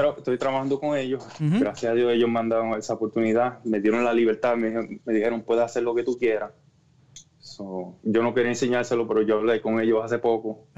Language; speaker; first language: Spanish; native; Spanish